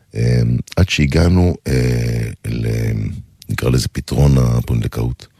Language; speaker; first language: Hebrew; native; Hebrew